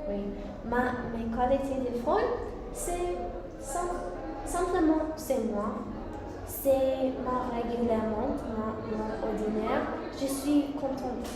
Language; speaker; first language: French; non-native, learner; English